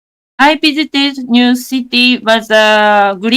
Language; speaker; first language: English; non-native, learner; Japanese